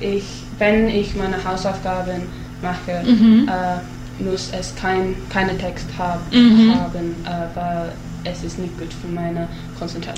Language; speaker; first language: German; non-native, learner; English